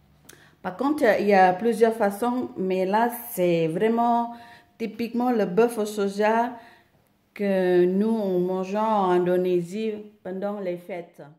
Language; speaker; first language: French; non-native, fluent; Indonesian